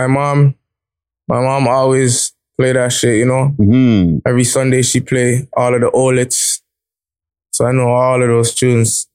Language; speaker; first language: English; native; English